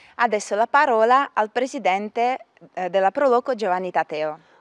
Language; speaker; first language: Italian; native; Italian